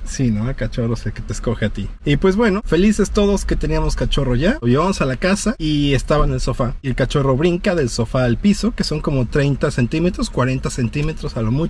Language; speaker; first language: Spanish; native; Spanish